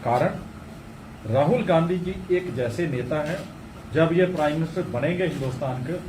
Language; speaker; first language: Hindi; non-native, local second language; Punjabi